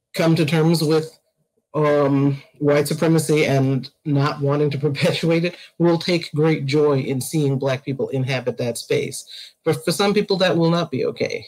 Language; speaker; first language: English; native; English